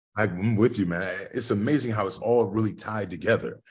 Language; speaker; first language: English; native; English